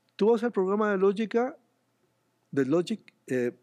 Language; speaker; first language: Spanish; native; Spanish